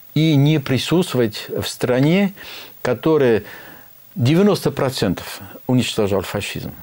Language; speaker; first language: Russian; non-native, fluent; French